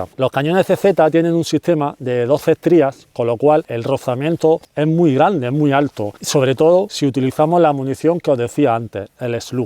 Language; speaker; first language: Spanish; native; Spanish